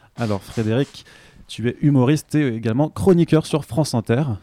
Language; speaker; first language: French; native; French